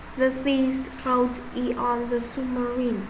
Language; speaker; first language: English; non-native, learner; Vietnamese